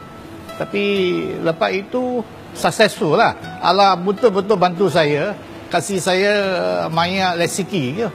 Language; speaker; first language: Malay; non-native, local second language; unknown